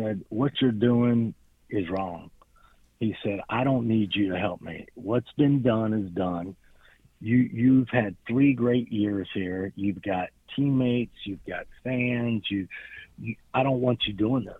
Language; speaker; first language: English; native; English